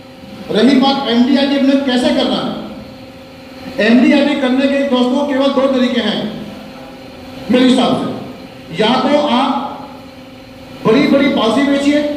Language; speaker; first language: Hindi; native; Hindi